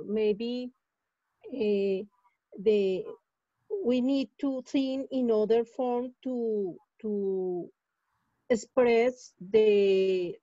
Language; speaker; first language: English; non-native, learner; Spanish